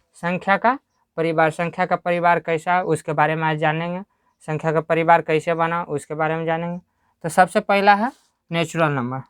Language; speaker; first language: Hindi; native; Hindi